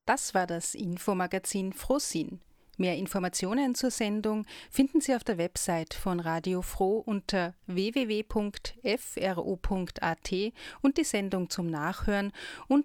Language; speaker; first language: German; native; German